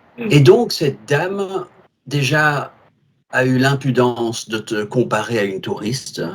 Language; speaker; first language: French; native; French